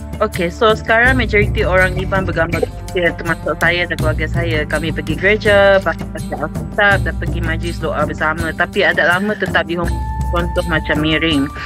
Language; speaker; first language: Malay; non-native, local second language; Iban